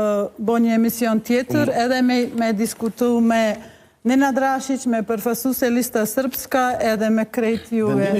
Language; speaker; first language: Albanian; non-native, local second language; Bosnian